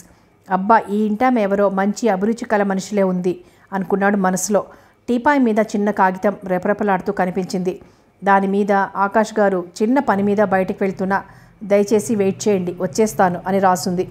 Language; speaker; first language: Telugu; native; Telugu